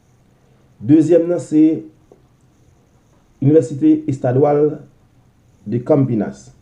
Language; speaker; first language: French; non-native, local second language; Haitian Creole